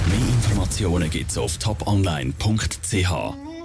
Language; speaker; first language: German; native; German